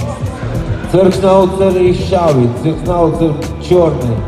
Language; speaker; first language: Russian; non-native, fluent; Georgian